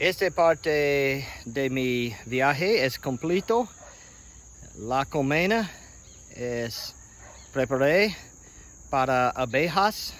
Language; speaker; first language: Spanish; non-native, learner; English